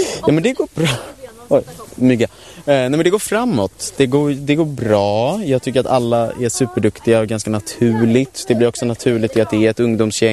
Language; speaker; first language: Swedish; native; Swedish